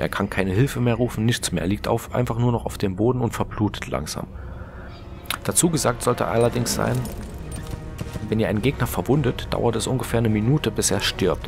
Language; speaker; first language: German; native; German